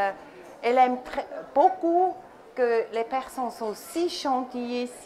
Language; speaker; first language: French; non-native, learner; German